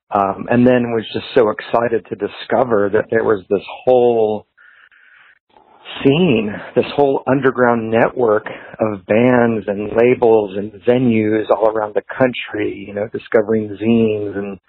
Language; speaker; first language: English; native; English